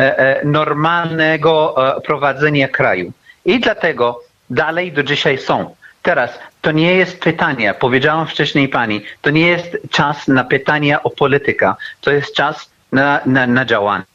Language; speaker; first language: Polish; non-native, fluent; Arabic